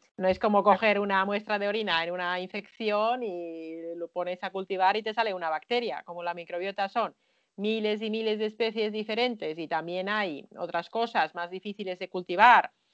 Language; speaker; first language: Spanish; non-native, fluent; Finnish